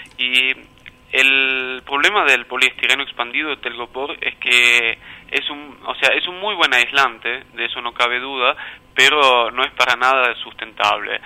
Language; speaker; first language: Spanish; non-native, fluent; German